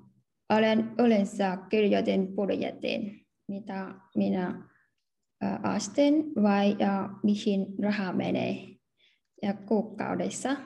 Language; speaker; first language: Finnish; non-native, learner; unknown